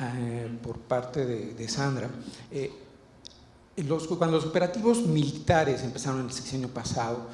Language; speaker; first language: Spanish; native; Spanish